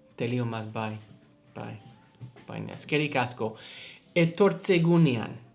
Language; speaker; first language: Basque; non-native, learner; English